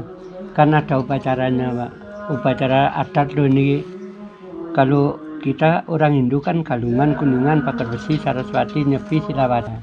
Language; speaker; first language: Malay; non-native, local second language; Javanese